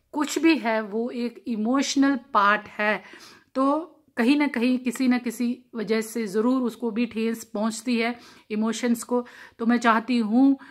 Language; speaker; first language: Hindi; non-native, local second language; Punjabi